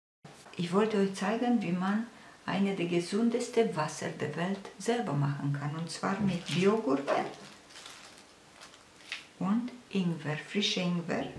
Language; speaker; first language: German; non-native, fluent; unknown